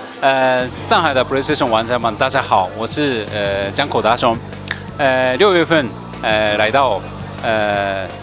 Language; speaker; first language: Chinese; non-native, fluent; Japanese